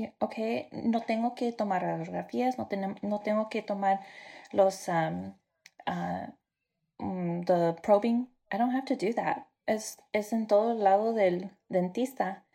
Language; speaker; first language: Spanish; early bilingual, heritage; Spanish